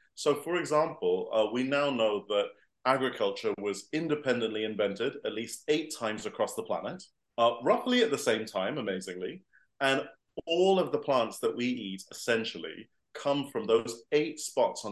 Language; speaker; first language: English; native; English